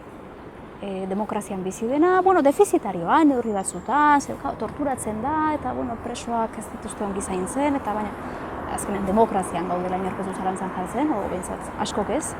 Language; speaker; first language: Basque; native; Basque